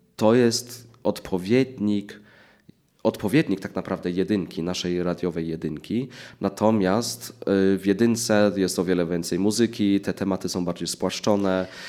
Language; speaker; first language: Polish; early bilingual, heritage; English